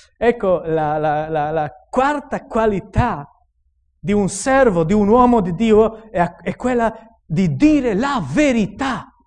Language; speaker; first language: Italian; non-native, fluent; Romanian